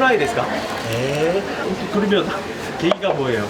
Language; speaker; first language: Korean; native; Korean